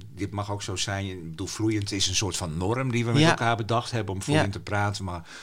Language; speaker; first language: Dutch; non-native, local second language; Western Frisian